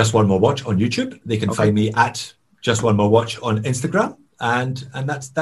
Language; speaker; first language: English; native; English